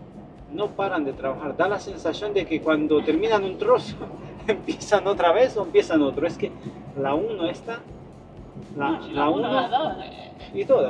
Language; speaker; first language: Spanish; native; Spanish